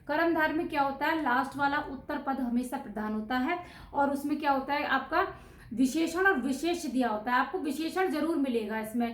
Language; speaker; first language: Hindi; native; Hindi